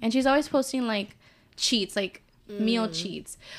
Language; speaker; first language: English; early bilingual, other home language; Spanish